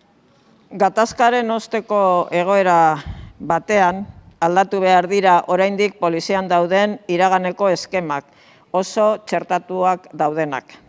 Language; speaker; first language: Basque; native; Basque